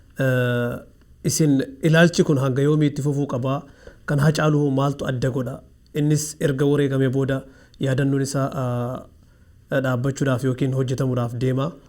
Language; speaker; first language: Oromo; native; Oromo